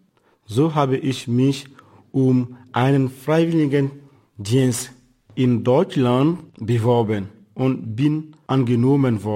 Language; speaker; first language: German; non-native, fluent; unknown